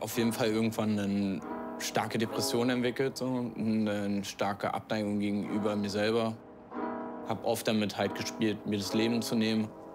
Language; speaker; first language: German; native; German